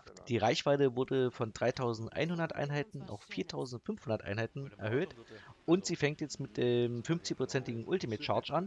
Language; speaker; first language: German; native; German